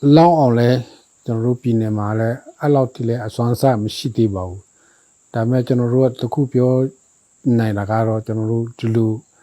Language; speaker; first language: Burmese; non-native, local second language; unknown